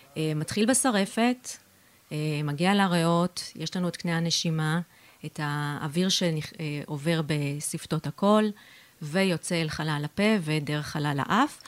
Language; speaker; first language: Hebrew; native; Hebrew